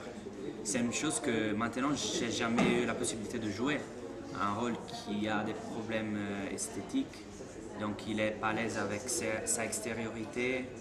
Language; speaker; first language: French; non-native, fluent; Italian